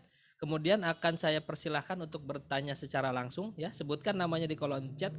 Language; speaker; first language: Indonesian; native; Indonesian